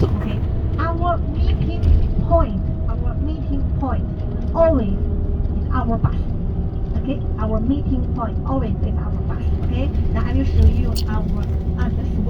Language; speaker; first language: English; non-native, learner; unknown